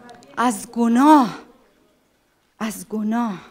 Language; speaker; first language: Persian; native; Persian